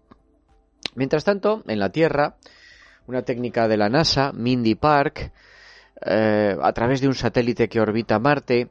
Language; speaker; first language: Spanish; native; Spanish